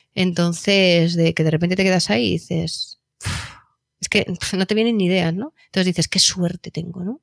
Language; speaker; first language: Spanish; native; Spanish